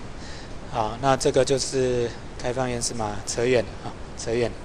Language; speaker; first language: Chinese; native; Chinese